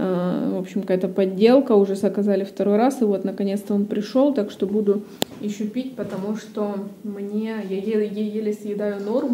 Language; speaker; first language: Russian; native; Russian